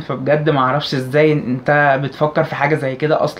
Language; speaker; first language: Arabic; native; Arabic